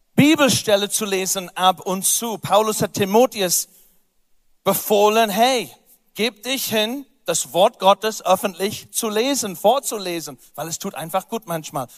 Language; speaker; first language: German; non-native, fluent; English